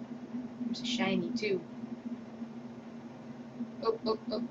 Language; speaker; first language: English; native; English